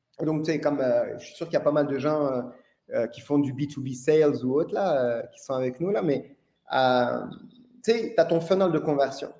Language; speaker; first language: French; non-native, local second language; Arabic